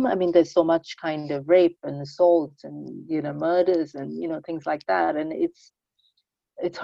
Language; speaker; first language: English; non-native, local second language; Hindi